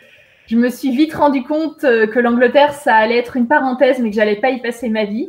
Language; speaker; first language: French; native; French